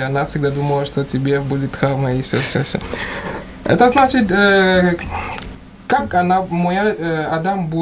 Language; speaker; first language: Russian; non-native, learner; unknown